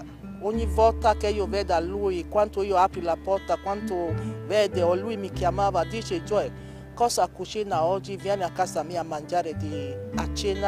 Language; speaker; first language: Italian; non-native, learner; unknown